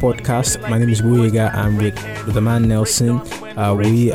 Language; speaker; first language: English; non-native, local second language; Yoruba